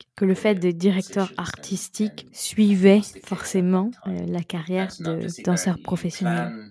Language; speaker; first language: French; non-native, fluent; Swedish